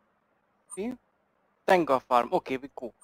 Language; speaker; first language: English; non-native, learner; Hungarian